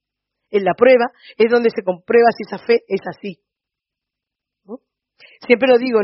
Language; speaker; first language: Spanish; native; Spanish